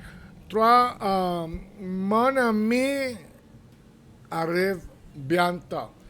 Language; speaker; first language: French; non-native, fluent; Spanish